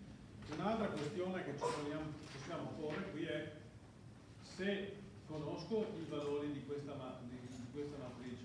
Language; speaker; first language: Italian; native; Italian